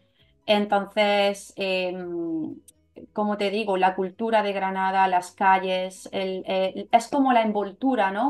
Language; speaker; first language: Spanish; native; Spanish